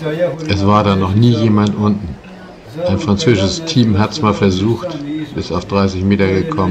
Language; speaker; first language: German; native; German